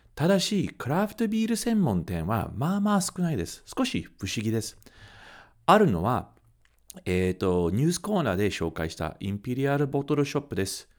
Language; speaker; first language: Japanese; non-native, fluent; English